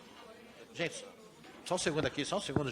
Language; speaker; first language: Portuguese; native; Portuguese